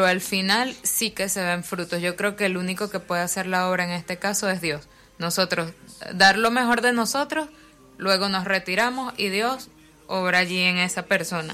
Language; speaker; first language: Spanish; native; Spanish